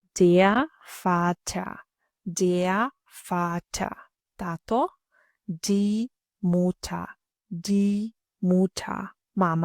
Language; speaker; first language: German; non-native, fluent; Ukrainian